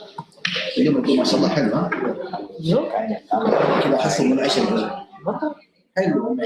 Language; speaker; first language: Arabic; native; Arabic